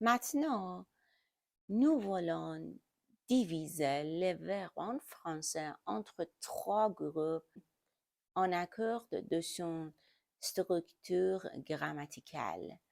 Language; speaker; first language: French; non-native, learner; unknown